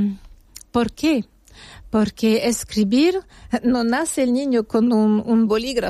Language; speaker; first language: Spanish; non-native, fluent; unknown